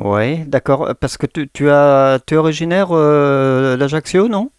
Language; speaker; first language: French; native; French